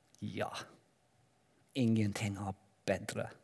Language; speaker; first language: Norwegian; non-native, learner; Welsh